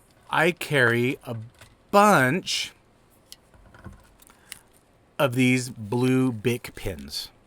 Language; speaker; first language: English; native; English